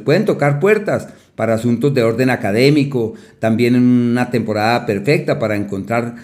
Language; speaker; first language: Spanish; native; Spanish